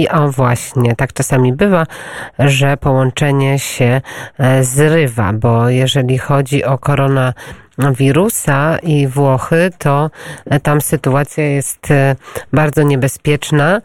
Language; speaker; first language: Polish; native; Polish